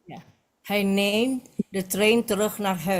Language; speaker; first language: Dutch; non-native, learner; Indonesian